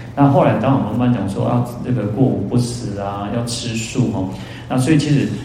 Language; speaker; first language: Chinese; native; Chinese